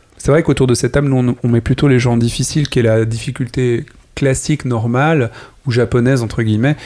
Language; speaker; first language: French; native; French